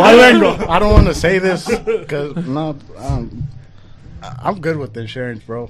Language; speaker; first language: English; early bilingual, other home language; Spanish